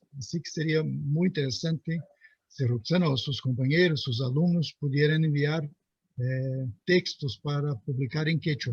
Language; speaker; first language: Spanish; non-native, fluent; Portuguese